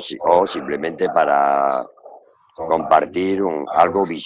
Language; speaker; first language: Spanish; native; Spanish